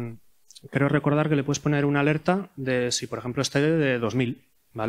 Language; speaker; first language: Spanish; native; Spanish